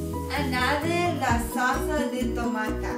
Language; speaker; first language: Spanish; non-native, learner; English